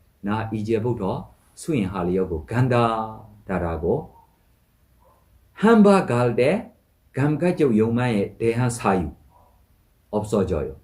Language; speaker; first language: Korean; non-native, fluent; Burmese